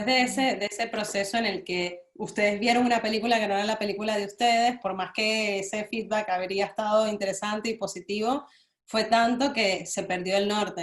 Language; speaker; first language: Spanish; native; Spanish